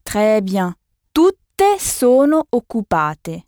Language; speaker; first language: Italian; non-native, fluent; French